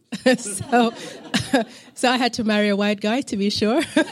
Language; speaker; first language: English; non-native, local second language; Acoli